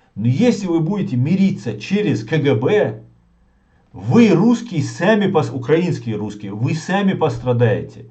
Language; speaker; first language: Russian; non-native, local second language; Chechen